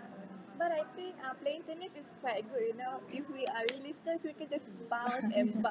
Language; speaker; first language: English; non-native, local second language; Malay